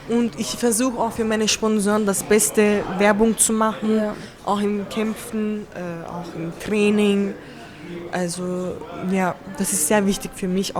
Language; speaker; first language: German; early bilingual, other home language; Turkish